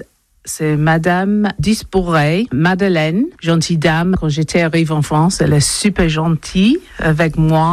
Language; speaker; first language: French; non-native, learner; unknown